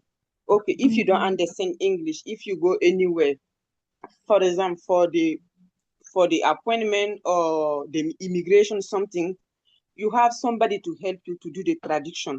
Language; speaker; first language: English; non-native, learner; French